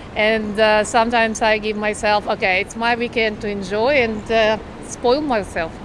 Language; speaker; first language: English; non-native, fluent; Russian